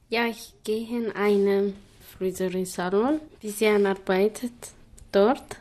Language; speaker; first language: German; non-native, learner; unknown